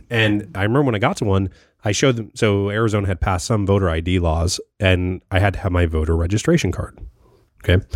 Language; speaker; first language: English; native; English